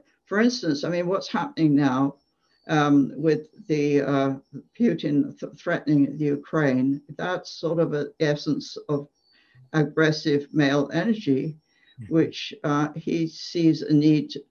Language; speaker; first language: English; native; English